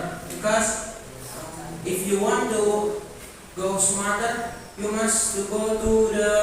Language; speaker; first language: English; non-native, learner; Indonesian